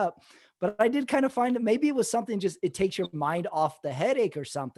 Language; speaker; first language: English; native; English